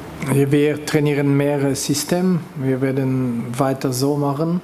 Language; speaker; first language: German; non-native, local second language; French